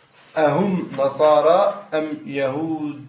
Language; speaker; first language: Arabic; non-native, learner; French